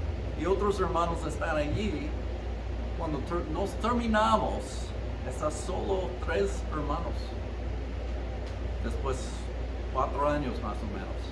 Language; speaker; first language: Spanish; early bilingual, heritage; Spanish